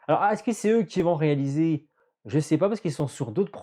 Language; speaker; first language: French; native; French